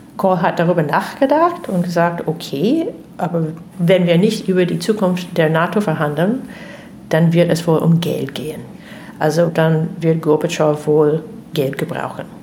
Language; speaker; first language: German; non-native, fluent; English